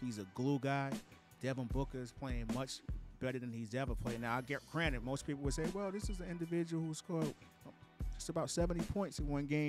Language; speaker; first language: English; native; English